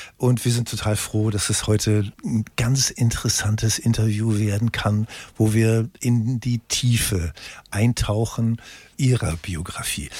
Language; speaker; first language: German; native; German